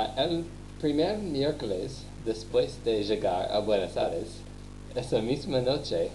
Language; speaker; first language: Spanish; non-native, learner; English